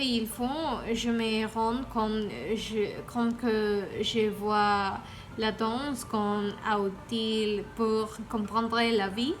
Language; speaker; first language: French; non-native, learner; Spanish